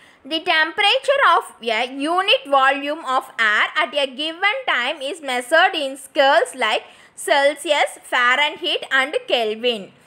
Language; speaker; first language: English; non-native, local second language; Tamil